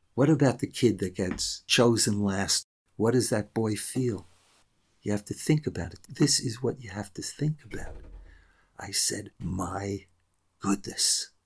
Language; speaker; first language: English; native; English